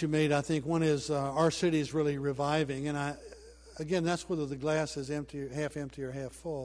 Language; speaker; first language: English; native; English